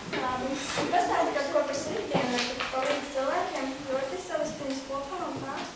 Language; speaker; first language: Latvian; native; Latvian